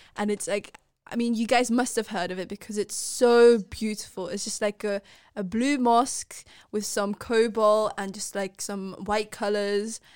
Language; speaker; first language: English; non-native, fluent; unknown